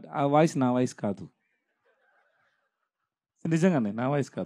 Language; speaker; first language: Telugu; non-native, learner; Tamil